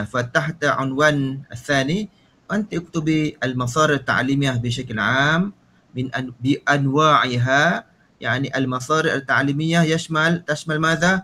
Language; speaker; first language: Arabic; non-native, fluent; Malay